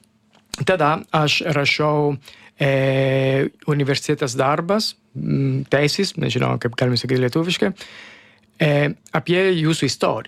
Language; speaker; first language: Lithuanian; non-native, learner; Italian